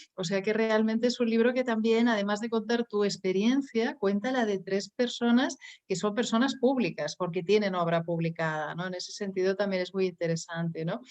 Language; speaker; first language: Spanish; native; Spanish